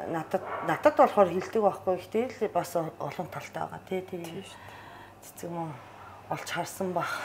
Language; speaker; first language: Mongolian; non-native, fluent; Japanese